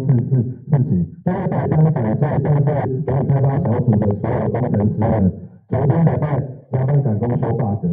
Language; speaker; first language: Chinese; native; Chinese